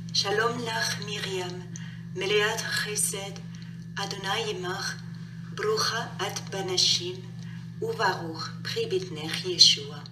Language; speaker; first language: Hebrew; non-native, learner; English